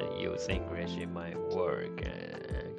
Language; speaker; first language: English; non-native, learner; Japanese